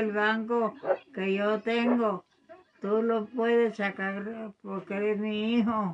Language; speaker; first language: Spanish; native; Spanish